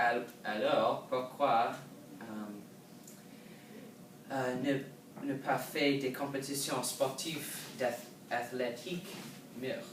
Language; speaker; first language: French; non-native, learner; English